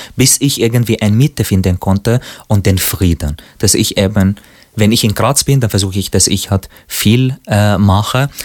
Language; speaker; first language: German; non-native, fluent; Arabic